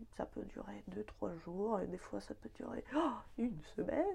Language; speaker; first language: French; non-native, fluent; Ukrainian